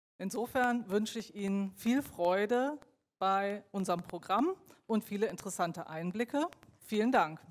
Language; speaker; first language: German; native; German